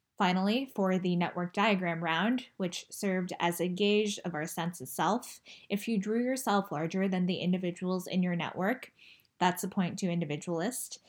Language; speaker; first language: English; early bilingual, other home language; Chinese